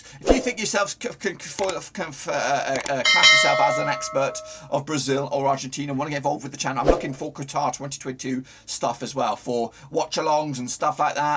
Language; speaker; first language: English; native; English